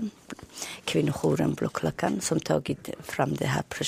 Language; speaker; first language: Swedish; non-native, fluent; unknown